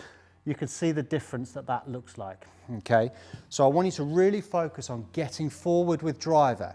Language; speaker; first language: English; native; English